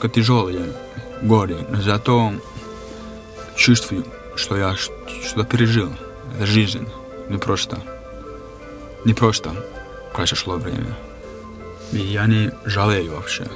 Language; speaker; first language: Russian; non-native, fluent; Finnish